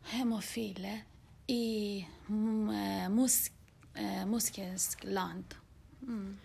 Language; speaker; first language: Norwegian; non-native, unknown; Persian